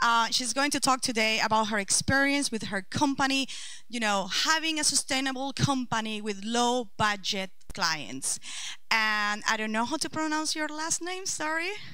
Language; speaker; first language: English; non-native, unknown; Spanish